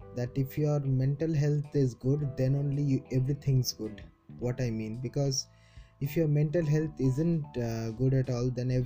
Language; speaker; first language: English; non-native, local second language; Bangla